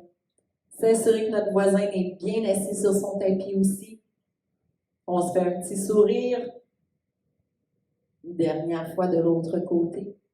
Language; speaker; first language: French; native; French